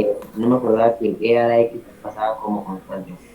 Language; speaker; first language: Spanish; native; Spanish